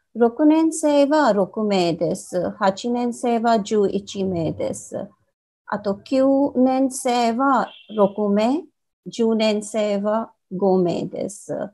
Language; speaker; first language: Japanese; non-native, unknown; Hindi